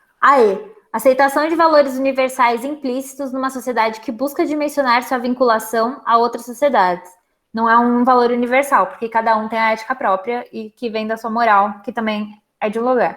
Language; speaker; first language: Portuguese; native; Portuguese